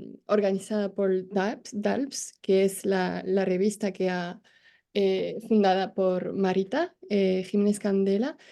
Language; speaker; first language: Spanish; non-native, fluent; French